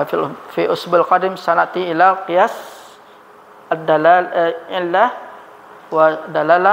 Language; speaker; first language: Arabic; non-native, learner; Malay